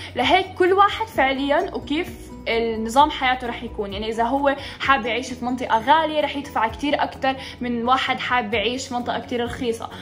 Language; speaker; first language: Arabic; native; Arabic